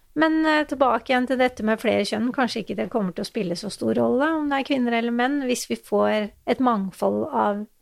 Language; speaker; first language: Norwegian; native; Norwegian